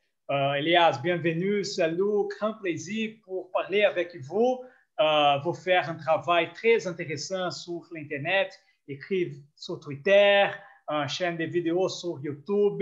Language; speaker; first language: French; non-native, fluent; Portuguese